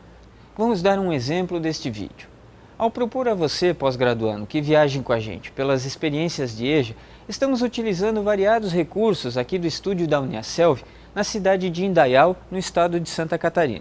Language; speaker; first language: Portuguese; native; Portuguese